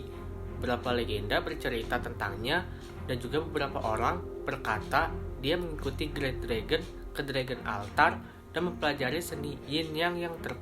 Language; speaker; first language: Indonesian; native; Indonesian